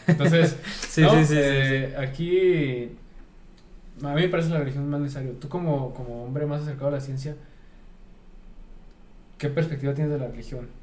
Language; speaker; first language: Spanish; native; Spanish